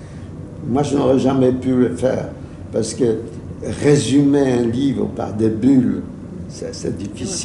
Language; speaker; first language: French; non-native, fluent; Yiddish